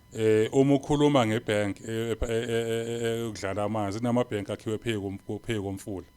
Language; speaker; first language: Zulu; native; Zulu